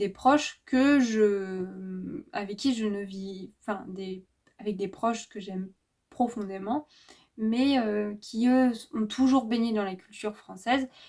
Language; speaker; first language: French; native; French